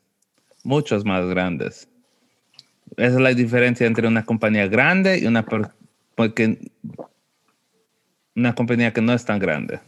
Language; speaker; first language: Spanish; early bilingual, heritage; Spanish